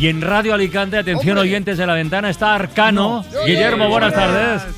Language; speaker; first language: Spanish; native; Spanish